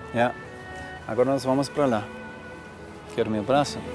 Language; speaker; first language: Portuguese; non-native, learner; German